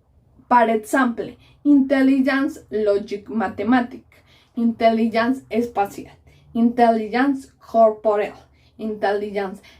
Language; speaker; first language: French; non-native, learner; Spanish